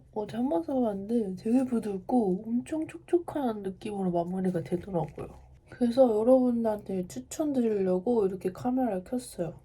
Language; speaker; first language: Korean; native; Korean